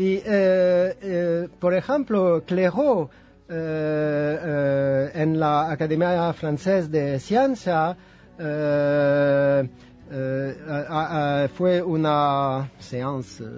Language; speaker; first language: Spanish; non-native, fluent; French